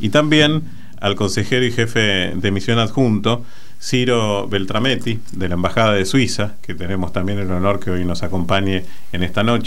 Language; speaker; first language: Spanish; native; Spanish